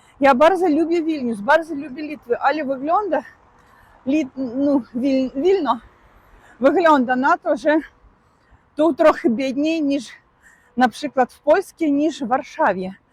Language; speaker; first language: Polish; non-native, fluent; Russian